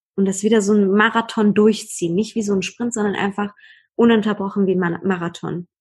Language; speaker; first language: German; early bilingual, other home language; Persian